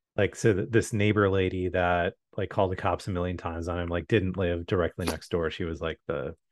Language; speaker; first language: English; native; English